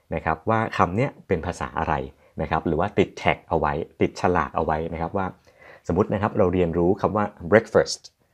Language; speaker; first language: Thai; native; Thai